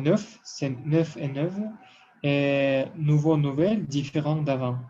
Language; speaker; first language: French; non-native, learner; Russian